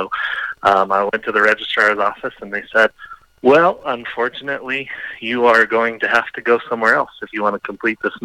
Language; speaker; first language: English; native; English